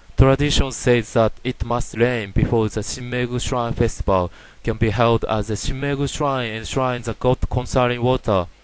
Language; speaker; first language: English; non-native, learner; Japanese